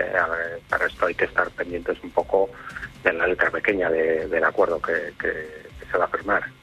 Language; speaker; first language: Spanish; native; Spanish